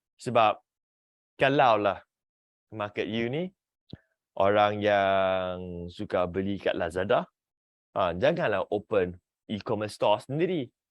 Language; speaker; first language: Malay; non-native, local second language; Chinese